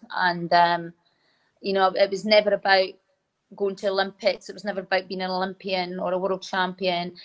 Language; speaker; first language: English; native; English